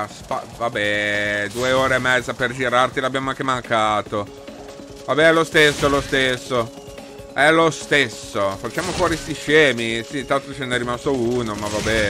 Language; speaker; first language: Italian; native; Italian